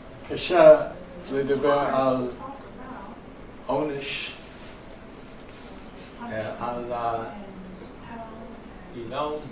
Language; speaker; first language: Hebrew; non-native, fluent; English